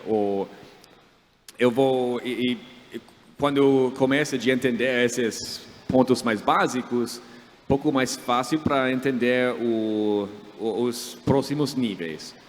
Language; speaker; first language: Portuguese; non-native, fluent; English